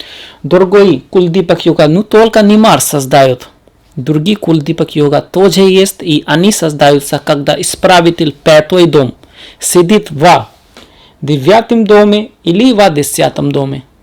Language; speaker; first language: Russian; non-native, learner; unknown